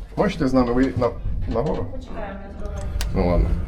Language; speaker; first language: Russian; non-native, learner; Turkish